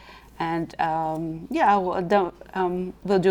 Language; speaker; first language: English; non-native, fluent; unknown